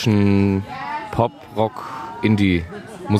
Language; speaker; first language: German; native; German